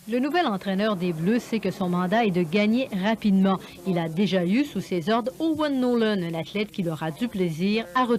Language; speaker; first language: French; native; French